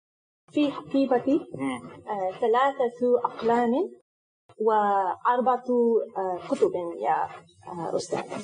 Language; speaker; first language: Arabic; non-native, learner; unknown